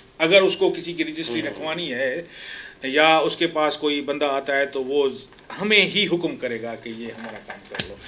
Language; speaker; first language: Urdu; non-native, local second language; Sindhi